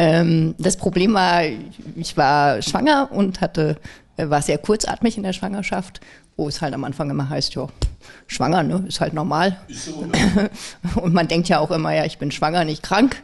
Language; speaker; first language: German; native; German